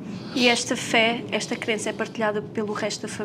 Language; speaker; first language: Portuguese; native; Portuguese